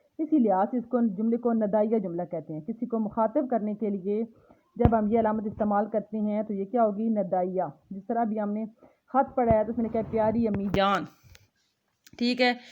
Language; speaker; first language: Urdu; non-native, local second language; Punjabi